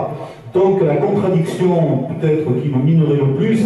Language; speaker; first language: French; native; French